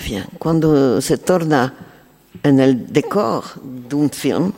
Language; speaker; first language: Spanish; non-native, learner; French